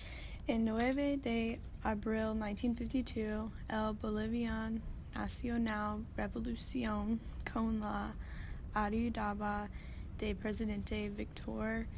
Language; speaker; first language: Spanish; non-native, learner; English